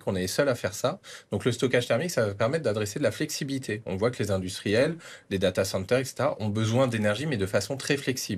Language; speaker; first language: French; native; French